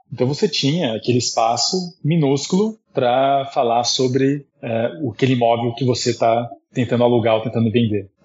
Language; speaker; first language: Portuguese; early bilingual, heritage; Portuguese